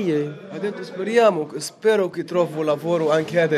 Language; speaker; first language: Italian; non-native, learner; Arabic